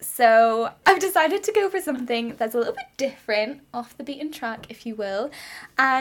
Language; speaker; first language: English; native; English